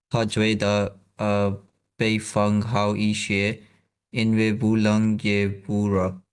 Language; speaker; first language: Chinese; non-native, learner; Urdu